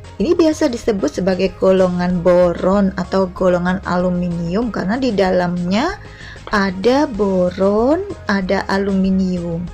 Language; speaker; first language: Indonesian; non-native, local second language; Javanese